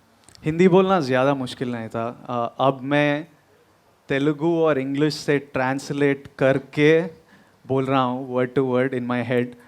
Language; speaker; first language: Hindi; non-native, local second language; Telugu